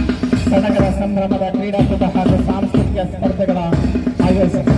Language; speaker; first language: Kannada; native; Kannada